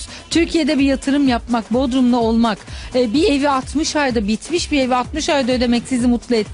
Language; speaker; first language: Turkish; native; Turkish